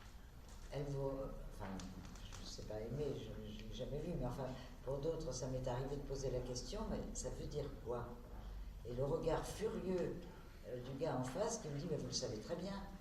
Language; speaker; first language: French; native; French